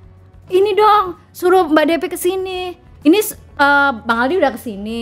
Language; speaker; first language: Indonesian; native; Indonesian